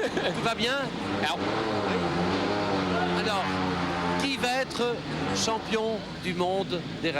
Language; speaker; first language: French; native; French